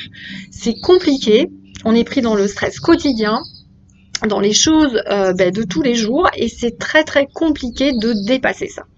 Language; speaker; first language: French; native; French